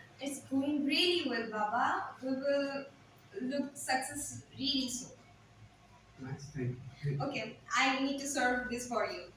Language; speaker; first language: English; non-native, learner; Bangla